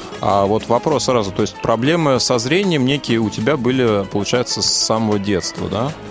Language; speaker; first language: Russian; native; Russian